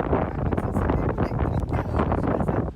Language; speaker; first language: Portuguese; native; Portuguese